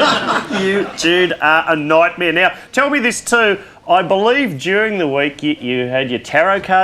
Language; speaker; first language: English; native; English